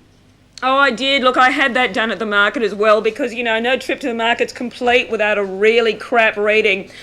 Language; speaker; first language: English; native; English